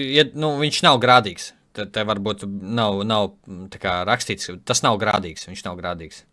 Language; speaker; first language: Latvian; native; Latvian